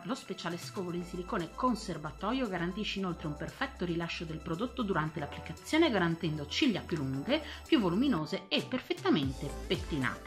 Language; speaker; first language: Italian; native; Italian